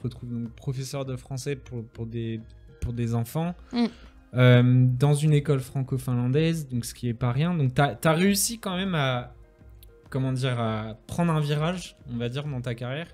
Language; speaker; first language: French; native; French